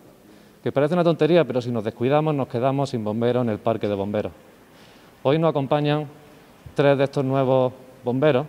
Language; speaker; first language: Spanish; native; Spanish